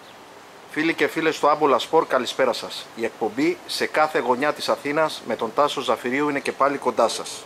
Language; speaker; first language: Greek; native; Greek